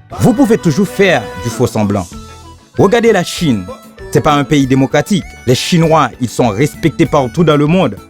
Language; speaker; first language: French; non-native, local second language; Haitian Creole